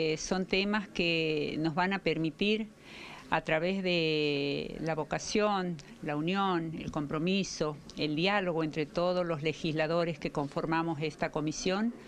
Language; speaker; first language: Spanish; native; Spanish